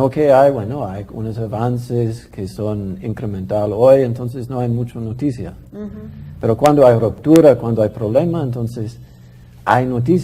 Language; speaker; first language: Spanish; non-native, fluent; English